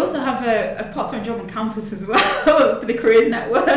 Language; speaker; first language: English; native; English